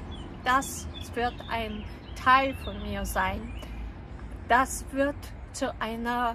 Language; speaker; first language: German; non-native, fluent; Polish